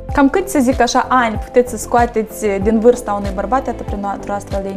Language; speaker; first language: Romanian; native; Romanian